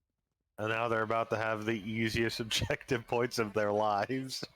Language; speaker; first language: English; native; English